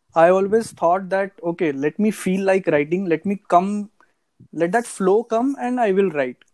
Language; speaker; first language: English; non-native, local second language; Hindi